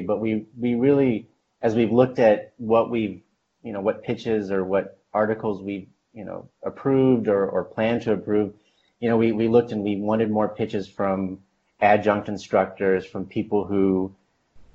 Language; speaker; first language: English; native; English